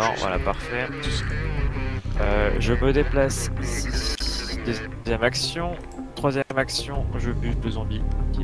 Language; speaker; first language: French; native; French